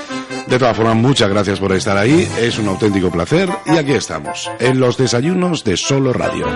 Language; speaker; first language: Spanish; native; Spanish